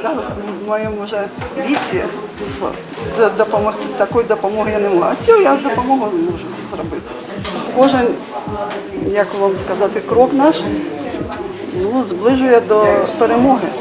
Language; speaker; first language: Ukrainian; non-native, local second language; Russian